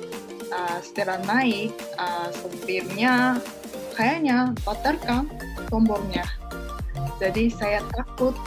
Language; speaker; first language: Indonesian; non-native, learner; Japanese